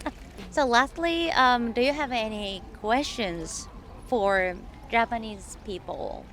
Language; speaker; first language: English; non-native, learner; Japanese